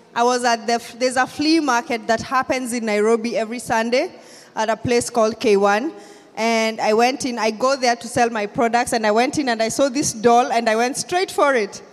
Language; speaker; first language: English; non-native, local second language; Kikuyu